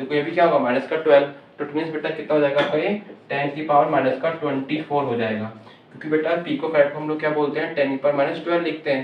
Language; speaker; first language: Hindi; native; Hindi